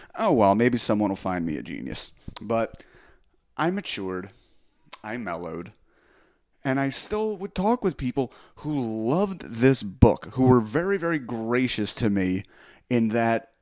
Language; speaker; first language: English; native; English